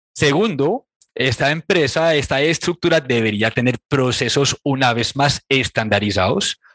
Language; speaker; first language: Spanish; non-native, fluent; French